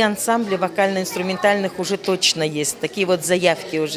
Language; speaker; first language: Russian; native; Russian